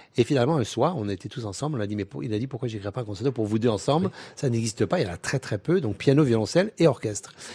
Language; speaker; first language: French; native; French